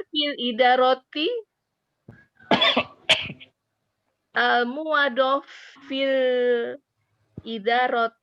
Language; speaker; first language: Arabic; non-native, learner; Indonesian